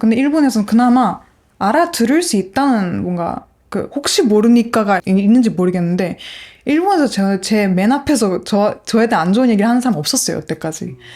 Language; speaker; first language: Korean; non-native, fluent; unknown